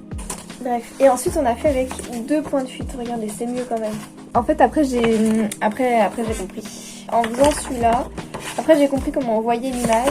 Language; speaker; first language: French; native; French